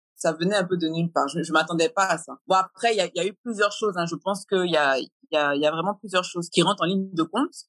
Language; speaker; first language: French; native; French